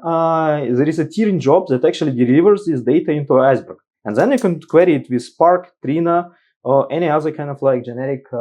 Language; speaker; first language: English; non-native, fluent; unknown